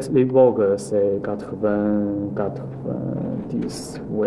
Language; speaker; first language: French; non-native, learner; Chinese